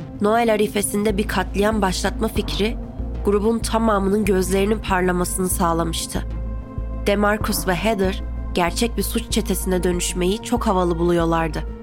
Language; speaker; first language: Turkish; native; Turkish